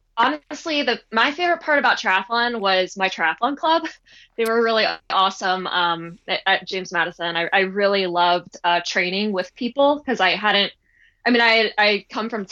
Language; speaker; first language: English; native; English